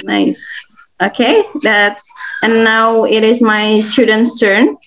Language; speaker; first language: English; non-native, fluent; Indonesian